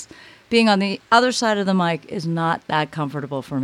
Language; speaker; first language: English; native; English